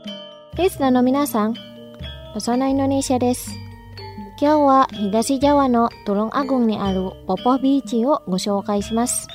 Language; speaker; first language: Japanese; non-native, fluent; Indonesian